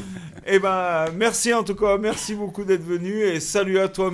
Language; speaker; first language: French; native; French